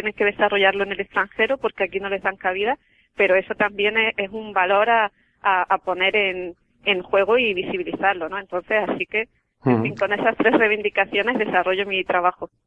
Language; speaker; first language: Spanish; native; Spanish